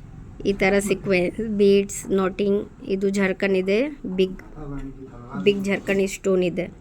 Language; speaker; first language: Kannada; non-native, local second language; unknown